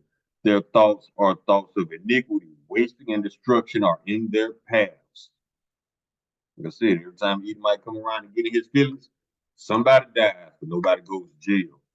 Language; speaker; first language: English; native; English